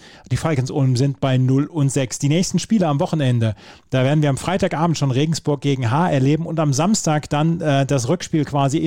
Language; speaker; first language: German; native; German